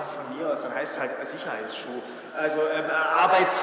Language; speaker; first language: German; native; German